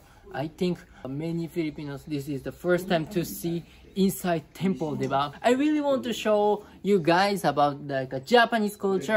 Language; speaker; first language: English; non-native, learner; Japanese